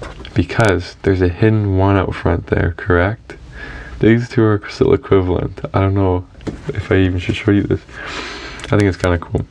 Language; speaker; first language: English; native; English